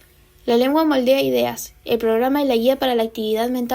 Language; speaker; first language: Spanish; native; Spanish